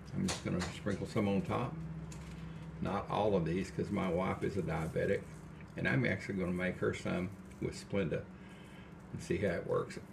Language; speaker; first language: English; native; English